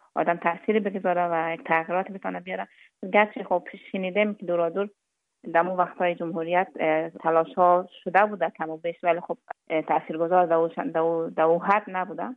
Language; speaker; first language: Persian; native; Persian